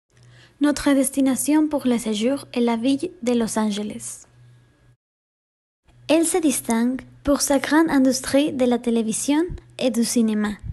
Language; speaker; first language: French; non-native, learner; Spanish